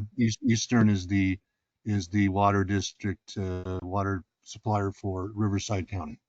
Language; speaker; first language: English; native; English